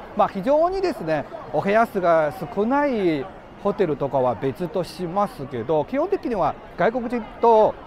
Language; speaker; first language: Japanese; non-native, fluent; Chinese